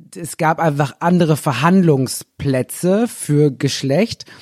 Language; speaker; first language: German; native; German